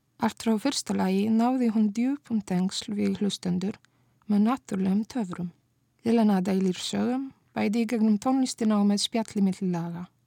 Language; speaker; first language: Icelandic; non-native, fluent; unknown